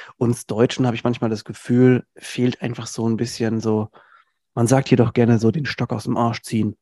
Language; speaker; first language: German; native; German